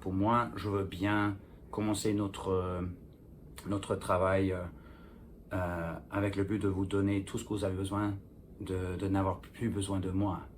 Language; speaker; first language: French; non-native, fluent; English